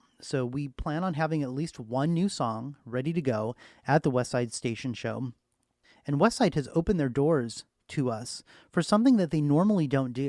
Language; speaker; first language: English; native; English